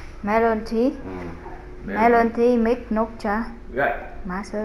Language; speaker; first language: Korean; non-native, learner; Vietnamese